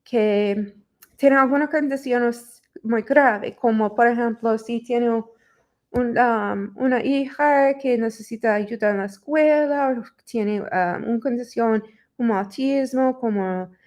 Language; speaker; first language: Spanish; non-native, learner; English